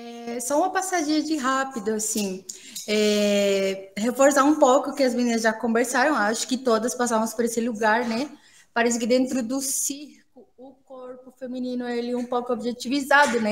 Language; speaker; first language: Portuguese; non-native, fluent; Spanish